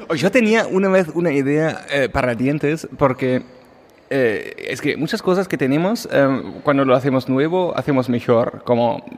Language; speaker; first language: Spanish; non-native, fluent; German